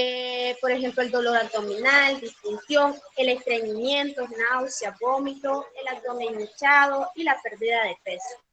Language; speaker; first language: Spanish; native; Spanish